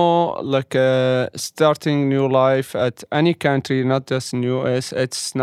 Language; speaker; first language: English; non-native, learner; Arabic